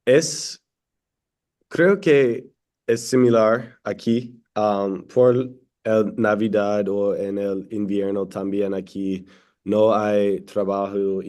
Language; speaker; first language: Spanish; non-native, learner; English